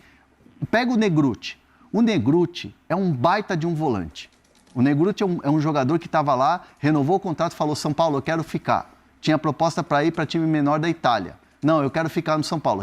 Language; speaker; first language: Portuguese; native; Portuguese